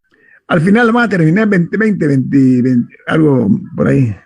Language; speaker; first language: Spanish; native; Spanish